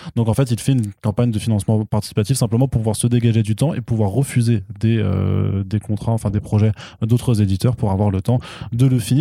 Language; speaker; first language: French; native; French